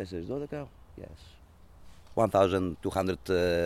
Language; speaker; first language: English; non-native, learner; Greek